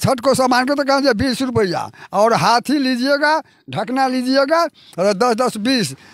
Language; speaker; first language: Hindi; native; Hindi